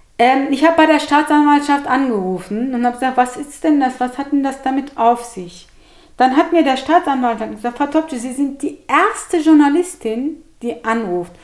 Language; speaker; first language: German; early bilingual, other home language; Turkish